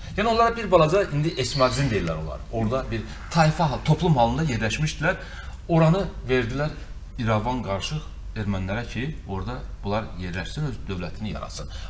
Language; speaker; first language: Azerbaijani; native; Azerbaijani